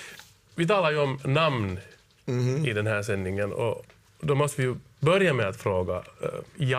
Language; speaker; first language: Swedish; native; Swedish